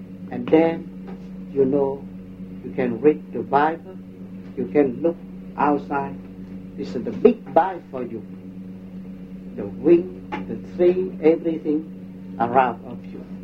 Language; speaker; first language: English; non-native, learner; Vietnamese